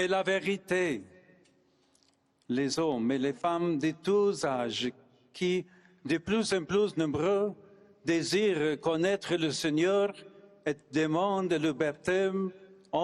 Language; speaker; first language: French; non-native, fluent; English